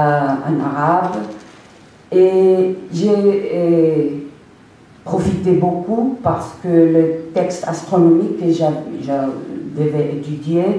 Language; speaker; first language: French; non-native, fluent; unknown